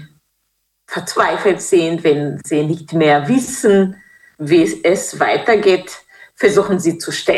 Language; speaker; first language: German; non-native, fluent; Kinyarwanda